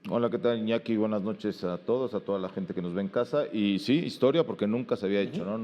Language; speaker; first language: Spanish; native; Spanish